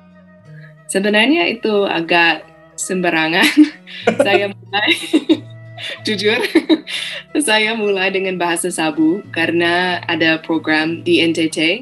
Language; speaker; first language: Indonesian; non-native, fluent; English